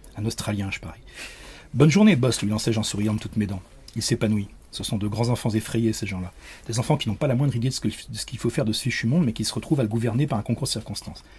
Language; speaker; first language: French; native; French